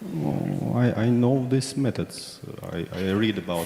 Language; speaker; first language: English; non-native, learner; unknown